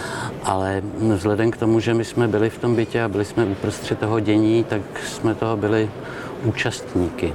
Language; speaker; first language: Czech; native; Czech